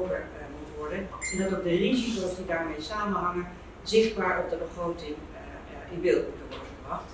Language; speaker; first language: Dutch; non-native, local second language; Papiamento